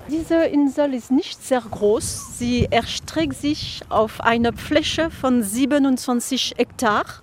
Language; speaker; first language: German; non-native, fluent; French